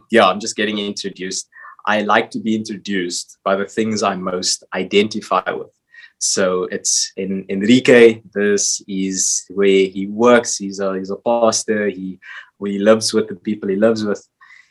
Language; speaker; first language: English; native; English